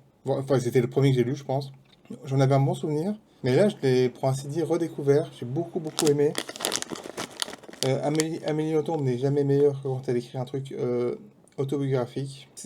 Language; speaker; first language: French; native; French